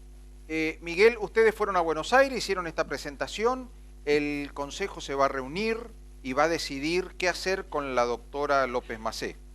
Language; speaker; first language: Spanish; native; Spanish